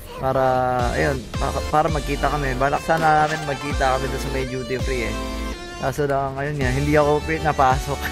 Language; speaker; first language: Filipino; native; Filipino